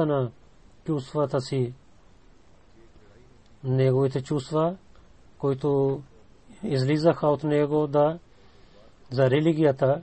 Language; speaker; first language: Bulgarian; non-native, learner; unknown